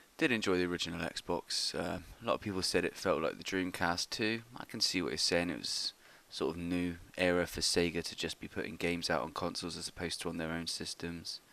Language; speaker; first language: English; native; English